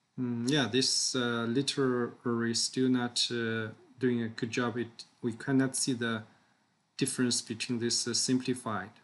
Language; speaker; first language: English; non-native, fluent; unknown